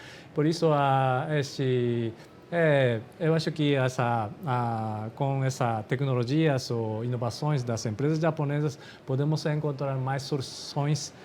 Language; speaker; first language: Portuguese; non-native, fluent; Japanese